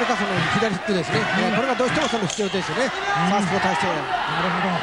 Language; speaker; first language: Japanese; native; Japanese